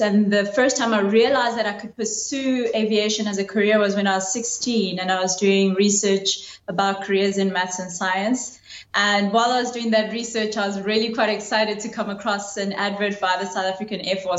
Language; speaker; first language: English; non-native, local second language; Zulu